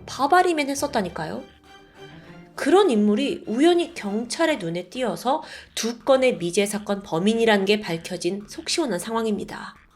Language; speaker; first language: Korean; native; Korean